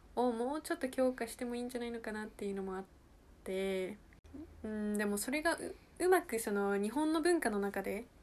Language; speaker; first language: Japanese; early bilingual, heritage; Japanese